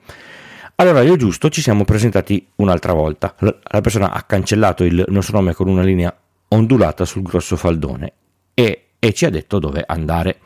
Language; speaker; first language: Italian; native; Italian